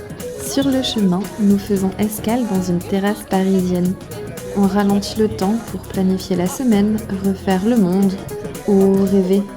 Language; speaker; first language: French; native; French